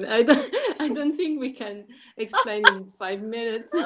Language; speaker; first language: English; non-native, learner; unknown